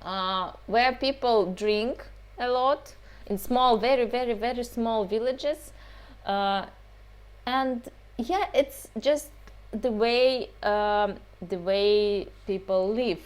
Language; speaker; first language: English; non-native, fluent; Russian